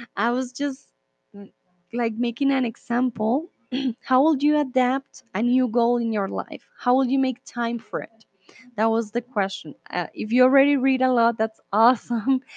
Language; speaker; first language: English; non-native, fluent; Spanish